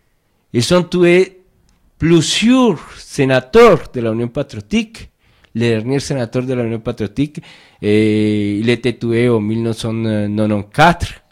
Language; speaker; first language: French; non-native, fluent; Spanish